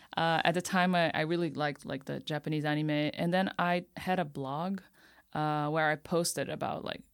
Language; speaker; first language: English; non-native, fluent; Portuguese